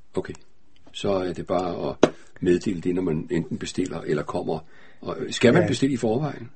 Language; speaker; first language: Danish; native; Danish